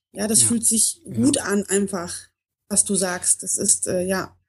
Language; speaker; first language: German; native; German